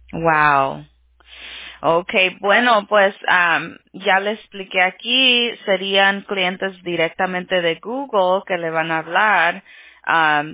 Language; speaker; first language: Spanish; early bilingual, heritage; Spanish